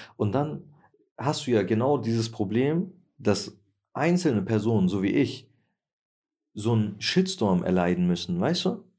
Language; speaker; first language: German; early bilingual, other home language; Turkish